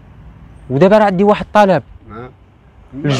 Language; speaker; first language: Arabic; native; Arabic